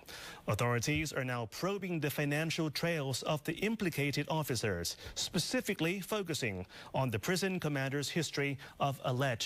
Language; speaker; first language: English; non-native, fluent; Thai